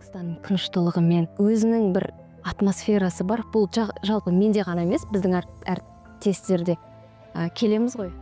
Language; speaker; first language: Kazakh; native; Kazakh